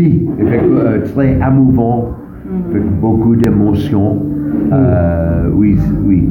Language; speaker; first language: French; non-native, learner; English